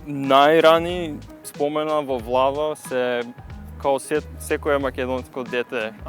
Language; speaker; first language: Macedonian; early bilingual, heritage; Macedonian